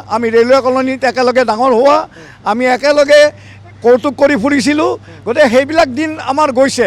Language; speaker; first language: Assamese; native; Assamese